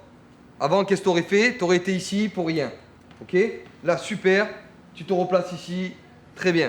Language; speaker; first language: French; native; French